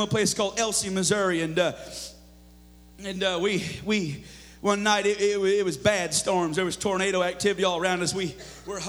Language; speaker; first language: English; native; English